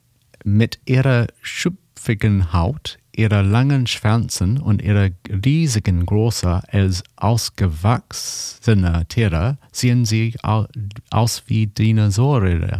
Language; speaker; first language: German; non-native, learner; English